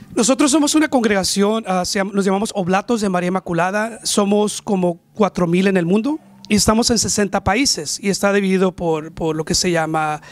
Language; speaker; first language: Spanish; early bilingual, heritage; Spanish